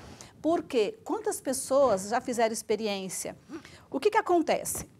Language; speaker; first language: Portuguese; native; Portuguese